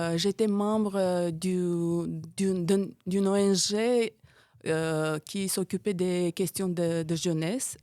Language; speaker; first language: French; non-native, fluent; Armenian